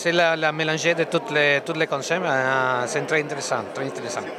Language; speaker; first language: French; non-native, learner; Spanish